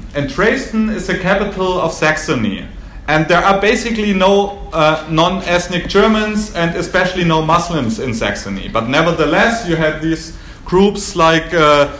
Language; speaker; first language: English; non-native, fluent; German